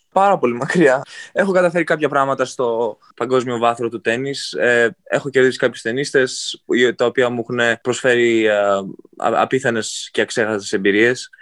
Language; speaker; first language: Greek; native; Greek